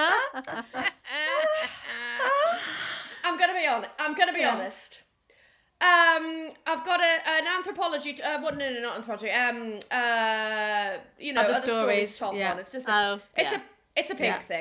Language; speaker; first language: English; native; English